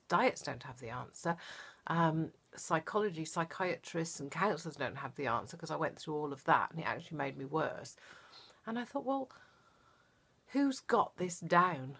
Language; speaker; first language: English; native; English